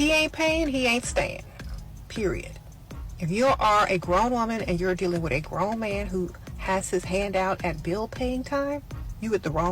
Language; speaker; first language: English; native; English